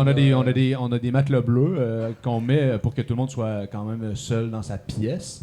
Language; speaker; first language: French; native; French